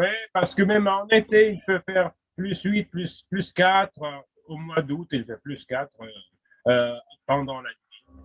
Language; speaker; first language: French; non-native, fluent; Russian